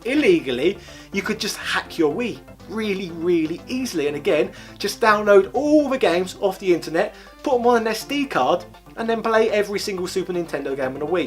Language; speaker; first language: English; native; English